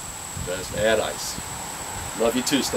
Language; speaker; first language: English; native; English